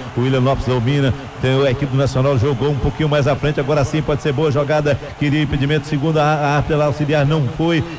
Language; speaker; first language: Portuguese; native; Portuguese